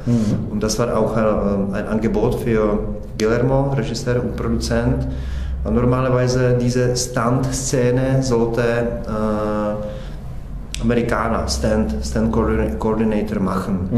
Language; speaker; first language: German; non-native, fluent; Czech